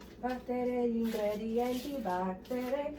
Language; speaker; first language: Italian; non-native, learner; English